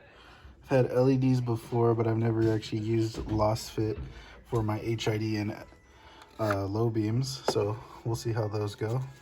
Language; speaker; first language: English; native; English